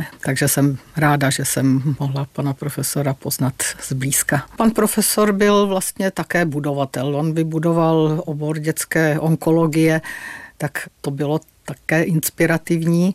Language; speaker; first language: Czech; native; Czech